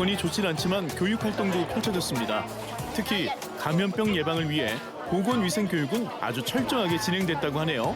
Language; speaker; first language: Korean; native; Korean